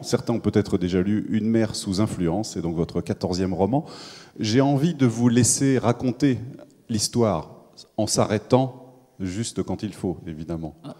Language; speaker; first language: French; native; French